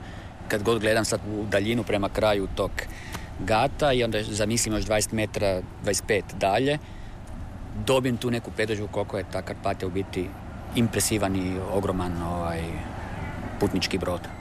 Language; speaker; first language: Serbian; native; Serbian